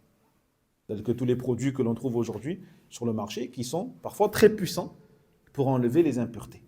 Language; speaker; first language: French; native; French